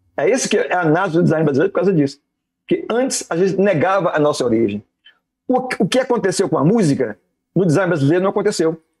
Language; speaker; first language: Portuguese; native; Portuguese